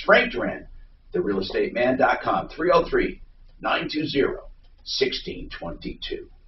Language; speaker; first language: English; native; English